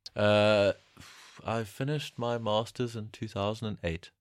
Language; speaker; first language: English; native; English